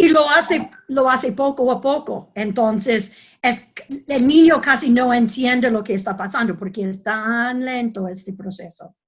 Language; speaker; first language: Spanish; non-native, fluent; English